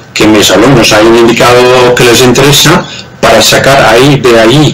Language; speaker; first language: Spanish; non-native, fluent; Dutch